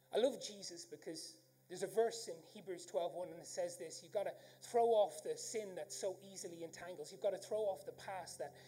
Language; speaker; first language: English; native; English